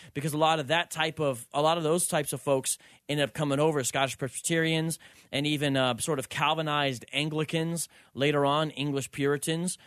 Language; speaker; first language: English; native; English